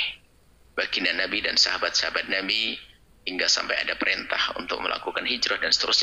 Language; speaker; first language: Indonesian; native; Indonesian